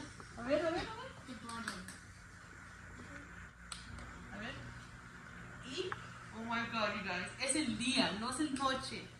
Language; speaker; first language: Spanish; early bilingual, heritage; Spanish